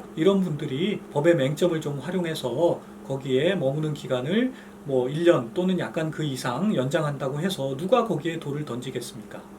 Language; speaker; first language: Korean; native; Korean